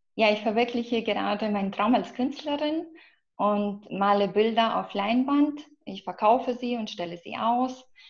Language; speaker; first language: German; non-native, fluent; Russian